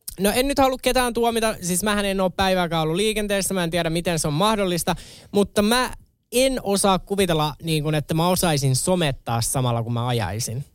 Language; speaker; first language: Finnish; native; Finnish